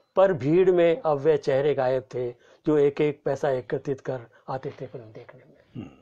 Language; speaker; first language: Hindi; native; Hindi